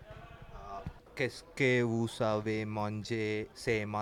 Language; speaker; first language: French; non-native, learner; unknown